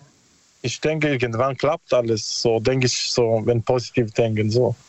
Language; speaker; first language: German; non-native, learner; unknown